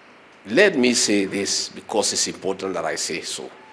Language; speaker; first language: English; non-native, local second language; Kikuyu